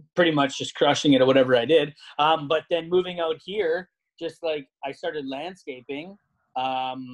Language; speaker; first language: English; native; English